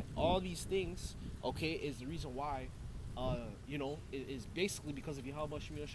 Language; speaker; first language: English; native; English